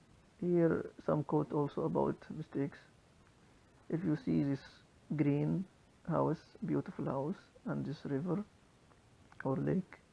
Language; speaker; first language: English; non-native, local second language; Arabic